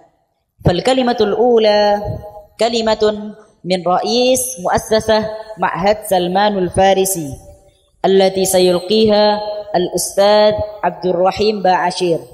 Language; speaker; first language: Arabic; non-native, fluent; Indonesian